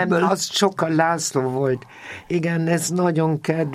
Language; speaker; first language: Hungarian; non-native, fluent; German